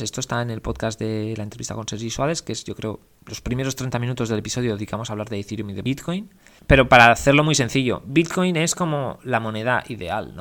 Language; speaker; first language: Spanish; native; Spanish